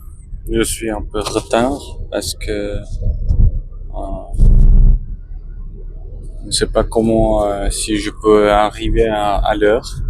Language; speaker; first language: French; non-native, learner; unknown